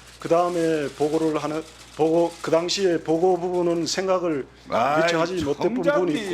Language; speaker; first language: Korean; native; Korean